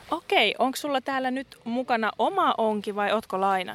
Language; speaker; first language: Finnish; native; Finnish